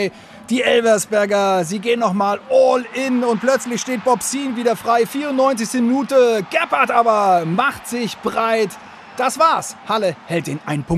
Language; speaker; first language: German; native; German